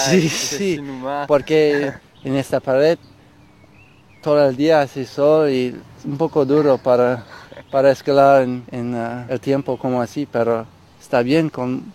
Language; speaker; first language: Spanish; non-native, learner; English